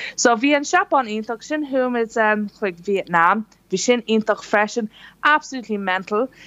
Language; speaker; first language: Irish; non-native, local second language; English